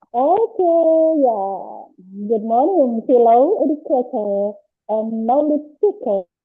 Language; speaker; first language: English; non-native, learner; Indonesian